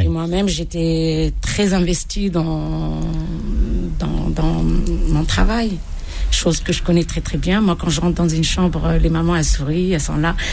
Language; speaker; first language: French; non-native, local second language; Arabic